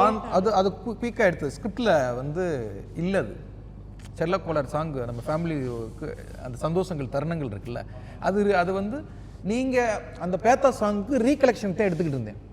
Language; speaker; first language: Tamil; native; Tamil